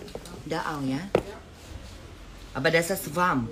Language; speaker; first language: German; non-native, learner; Indonesian